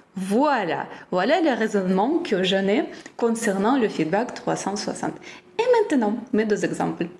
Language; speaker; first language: French; non-native, fluent; Ukrainian